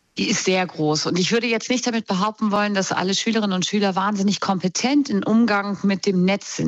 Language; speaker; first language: German; native; German